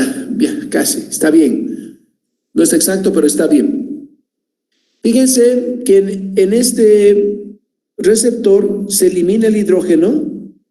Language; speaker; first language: Spanish; native; Spanish